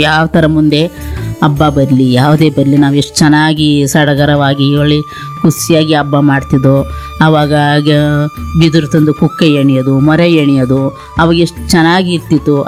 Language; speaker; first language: Kannada; non-native, local second language; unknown